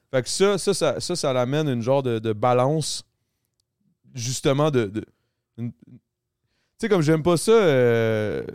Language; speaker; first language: French; native; French